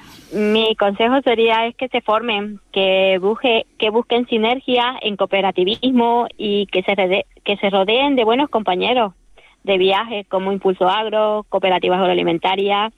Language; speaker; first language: Spanish; native; Spanish